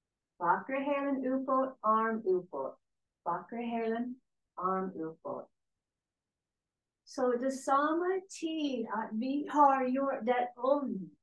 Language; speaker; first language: Swedish; non-native, learner; English